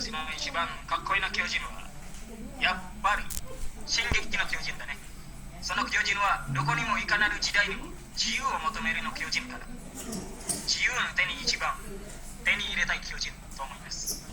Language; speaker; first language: Japanese; non-native, learner; Indonesian